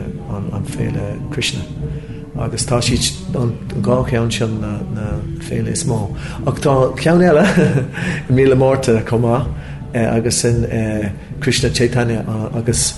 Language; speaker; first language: Irish; non-native, local second language; English